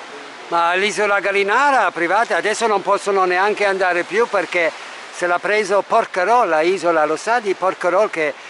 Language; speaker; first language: Italian; non-native, fluent; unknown